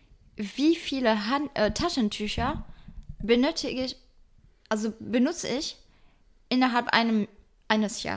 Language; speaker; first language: German; non-native, fluent; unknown